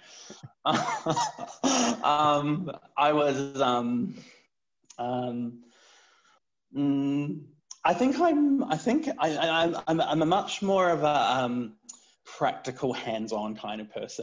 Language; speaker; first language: English; native; English